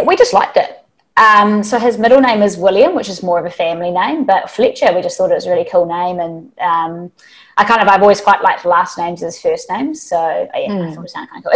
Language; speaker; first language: English; native; English